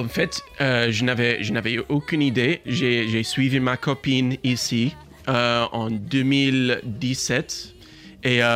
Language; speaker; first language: French; non-native, learner; English